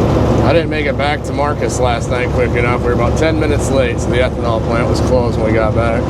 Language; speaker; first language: English; native; English